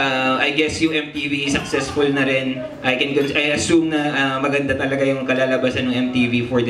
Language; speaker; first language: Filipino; native; Filipino